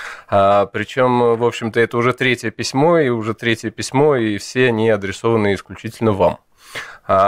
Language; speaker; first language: Russian; native; Russian